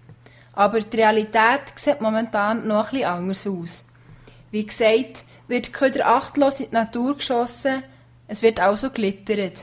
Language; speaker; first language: German; native; German